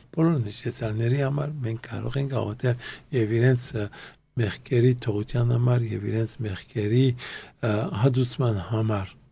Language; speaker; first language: Armenian; early bilingual, heritage; Armenian